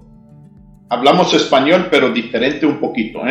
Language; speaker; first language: Spanish; early bilingual, heritage; English